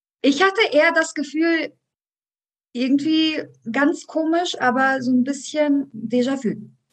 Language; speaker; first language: German; early bilingual, other home language; Russian